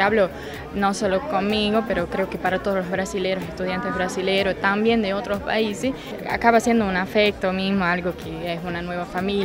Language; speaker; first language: Spanish; non-native, fluent; Portuguese